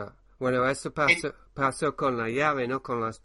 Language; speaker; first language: Spanish; non-native, fluent; English